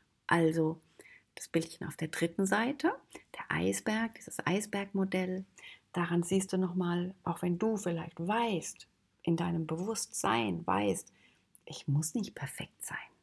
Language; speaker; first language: German; native; German